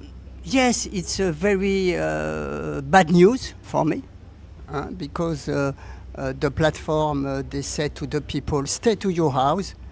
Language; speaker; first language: English; non-native, learner; French